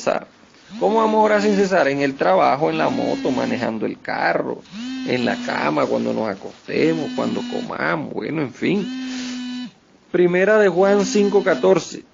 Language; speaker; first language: Spanish; native; Spanish